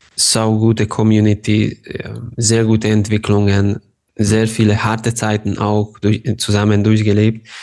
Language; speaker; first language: German; non-native, fluent; Hungarian